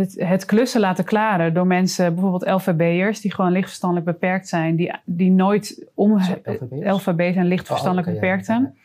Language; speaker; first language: Dutch; native; Dutch